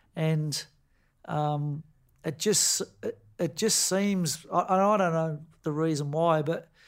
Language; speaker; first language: English; native; English